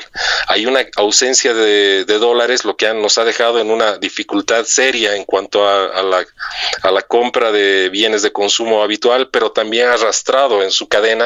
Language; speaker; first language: Spanish; native; Spanish